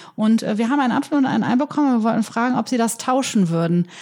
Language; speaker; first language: German; native; German